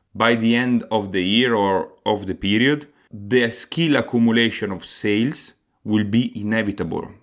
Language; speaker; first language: English; non-native, fluent; Italian